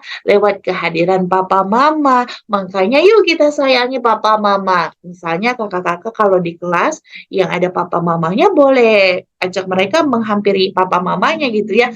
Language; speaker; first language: Indonesian; native; Indonesian